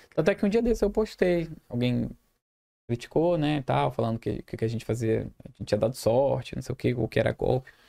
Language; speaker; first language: Portuguese; native; Portuguese